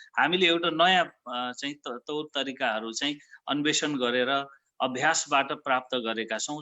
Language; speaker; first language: Nepali; native; Nepali